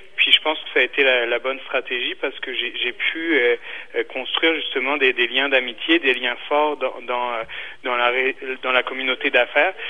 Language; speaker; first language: French; native; French